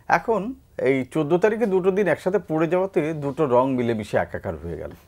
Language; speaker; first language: Bangla; native; Bangla